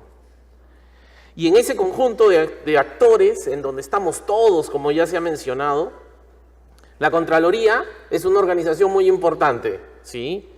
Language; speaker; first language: Spanish; native; Spanish